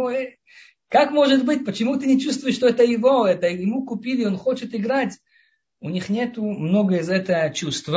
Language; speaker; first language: Russian; early bilingual, heritage; Russian